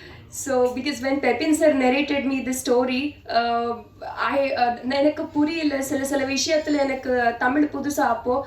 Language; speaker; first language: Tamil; non-native, learner; Telugu